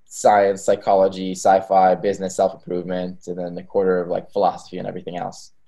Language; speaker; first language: English; early bilingual, other home language; Hebrew